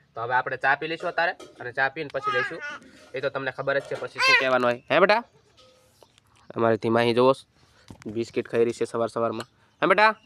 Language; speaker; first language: Gujarati; non-native, local second language; Bhili